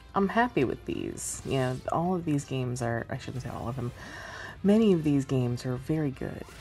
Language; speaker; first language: English; native; English